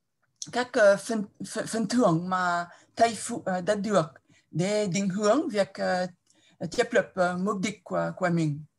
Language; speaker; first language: Vietnamese; non-native, fluent; French